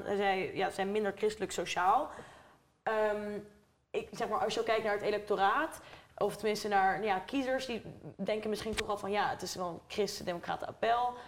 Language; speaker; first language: Dutch; native; Dutch